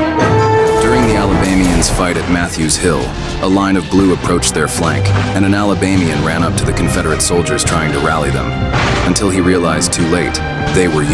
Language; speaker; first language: English; native; English